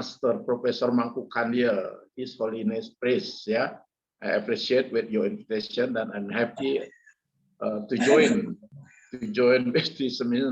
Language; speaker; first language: English; non-native, fluent; Indonesian